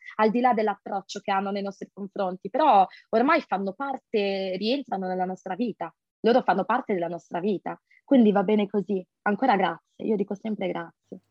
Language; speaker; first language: Italian; early bilingual, other home language; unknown